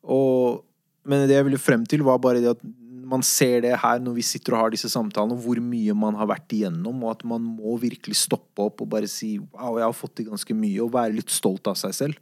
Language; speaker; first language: Norwegian; early bilingual, other home language; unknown